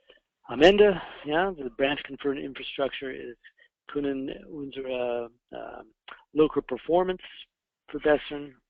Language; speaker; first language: German; non-native, fluent; English